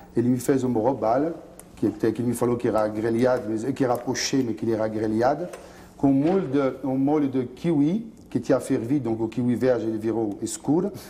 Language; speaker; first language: Portuguese; non-native, fluent; French